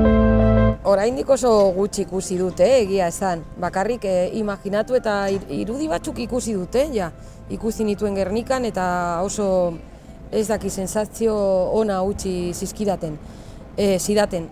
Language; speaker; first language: Basque; non-native, local second language; Spanish